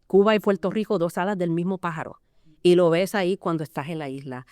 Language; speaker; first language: Spanish; early bilingual, heritage; Spanish